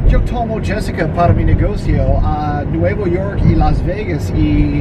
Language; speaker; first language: Spanish; non-native, learner; English